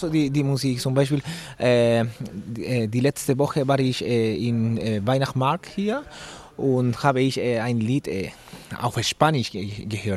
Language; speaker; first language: German; non-native, learner; Spanish